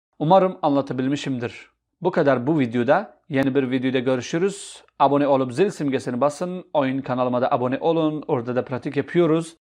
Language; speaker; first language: Turkish; non-native, fluent; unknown